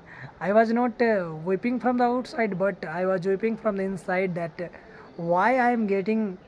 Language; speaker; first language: English; non-native, learner; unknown